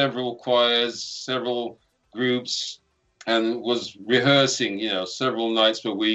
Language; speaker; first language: English; native; English